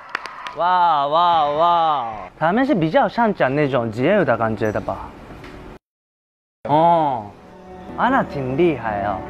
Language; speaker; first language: Chinese; non-native, fluent; Japanese